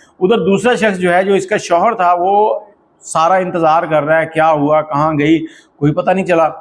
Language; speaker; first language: Urdu; native; Urdu